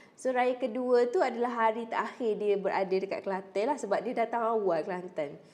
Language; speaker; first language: Malay; native; Malay